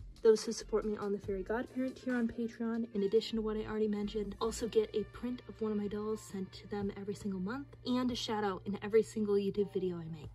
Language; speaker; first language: English; native; English